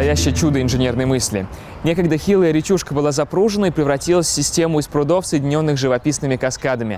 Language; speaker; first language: Russian; native; Russian